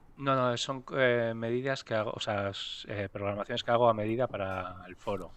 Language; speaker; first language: Spanish; native; Spanish